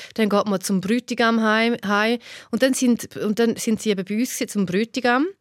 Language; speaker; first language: German; early bilingual, other home language; Albanian